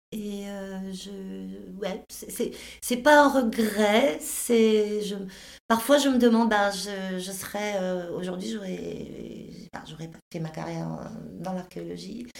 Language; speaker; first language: French; native; French